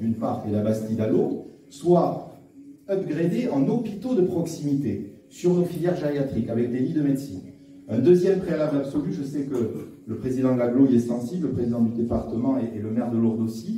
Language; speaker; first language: French; native; French